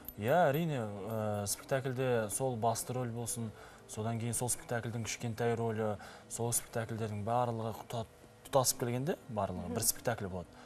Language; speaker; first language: Kazakh; native; Kazakh